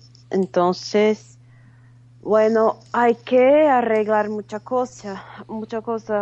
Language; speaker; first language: Spanish; non-native, fluent; Portuguese